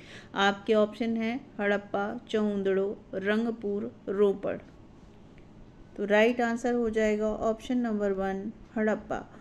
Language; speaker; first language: Hindi; native; Hindi